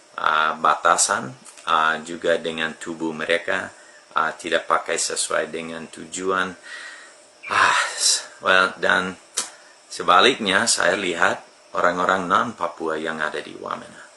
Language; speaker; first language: Indonesian; non-native, fluent; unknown